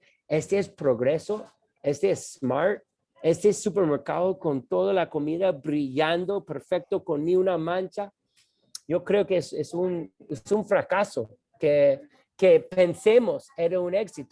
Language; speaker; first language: Spanish; non-native, fluent; English